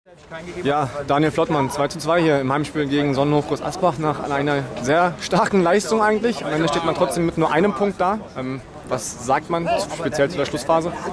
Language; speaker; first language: German; native; German